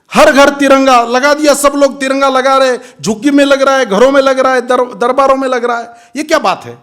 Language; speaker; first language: Hindi; non-native, local second language; Marathi